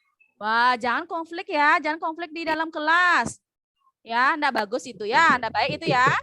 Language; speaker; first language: Indonesian; native; Indonesian